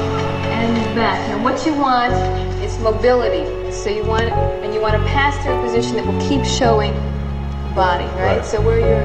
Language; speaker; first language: English; native; English